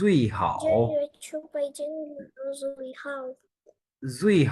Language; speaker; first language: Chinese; non-native, fluent; Urdu